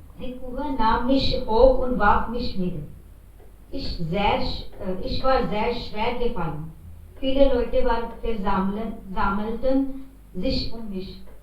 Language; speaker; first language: German; non-native, learner; Hindi